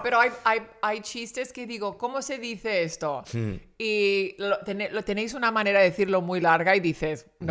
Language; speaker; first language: Spanish; early bilingual, heritage; Spanish